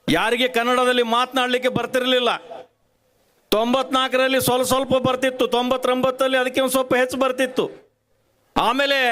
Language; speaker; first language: Kannada; native; Kannada